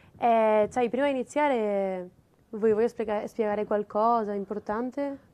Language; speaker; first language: Italian; non-native, fluent; Spanish